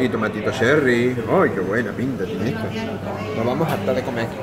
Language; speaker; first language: Spanish; native; Spanish